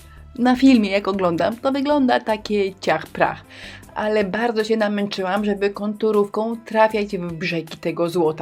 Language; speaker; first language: Polish; native; Polish